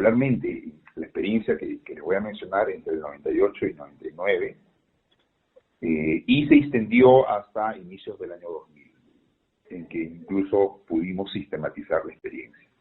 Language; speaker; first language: Spanish; native; Spanish